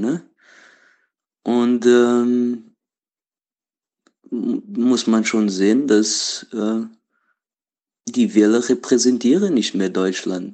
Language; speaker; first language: German; non-native, learner; Portuguese